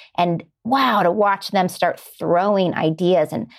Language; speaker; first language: English; native; English